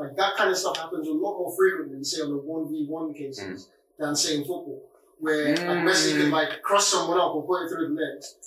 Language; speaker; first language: English; non-native, local second language; Yoruba